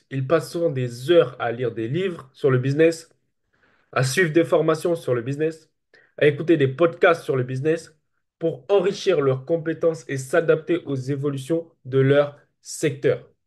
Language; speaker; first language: French; native; French